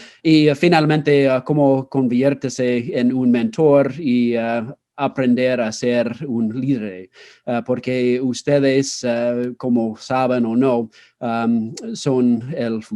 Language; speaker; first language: Spanish; non-native, fluent; English